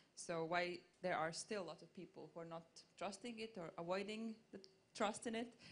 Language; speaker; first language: English; non-native, fluent; Latvian